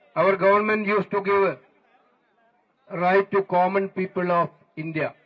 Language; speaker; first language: English; non-native, local second language; Tamil